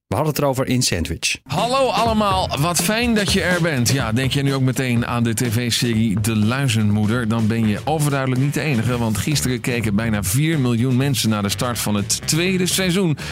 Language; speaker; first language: Dutch; native; Dutch